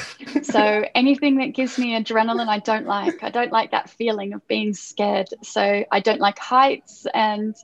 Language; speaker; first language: English; native; English